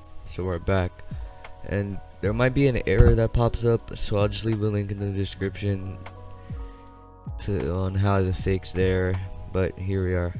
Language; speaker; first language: English; native; English